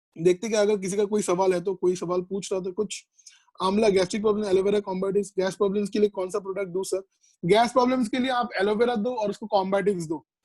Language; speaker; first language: Hindi; non-native, local second language; Bangla